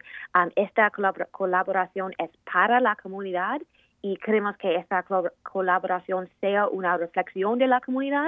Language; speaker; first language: Spanish; non-native, fluent; English